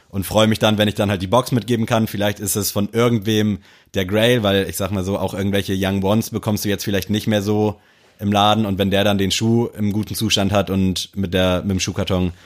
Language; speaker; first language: German; native; German